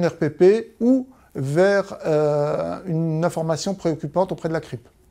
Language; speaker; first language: French; native; French